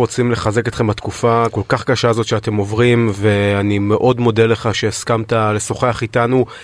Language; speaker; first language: Hebrew; native; Hebrew